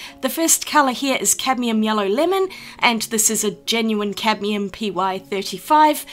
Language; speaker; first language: English; native; English